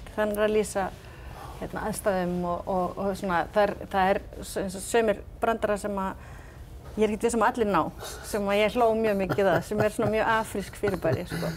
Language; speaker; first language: Icelandic; early bilingual, heritage; Icelandic